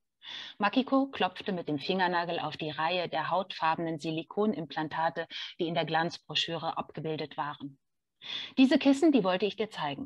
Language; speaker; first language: German; native; German